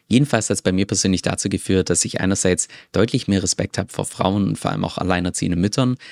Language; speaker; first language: German; native; German